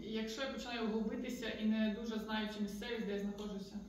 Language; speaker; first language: Ukrainian; native; Ukrainian